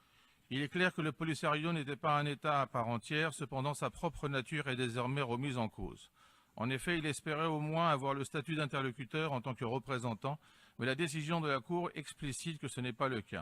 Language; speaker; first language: French; non-native, fluent; Greek